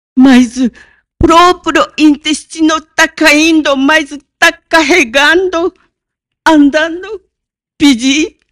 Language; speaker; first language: Portuguese; non-native, learner; Japanese